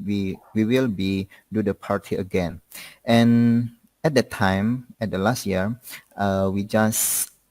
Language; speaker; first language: English; non-native, learner; Indonesian